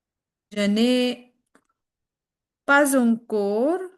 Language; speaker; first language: French; non-native, fluent; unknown